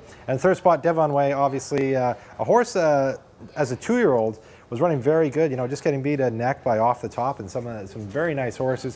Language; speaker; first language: English; native; English